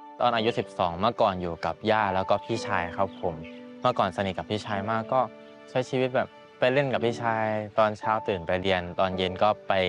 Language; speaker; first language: Thai; native; Thai